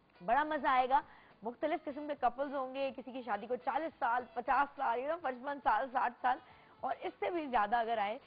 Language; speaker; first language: Urdu; native; Urdu